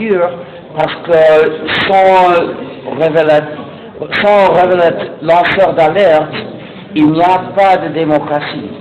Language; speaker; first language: French; non-native, fluent; English